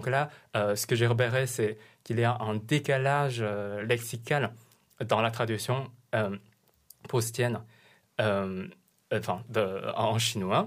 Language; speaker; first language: French; non-native, fluent; Chinese